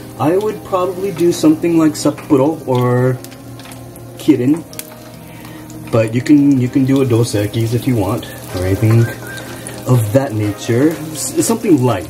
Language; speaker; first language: English; native; English